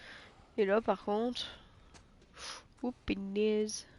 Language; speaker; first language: French; native; French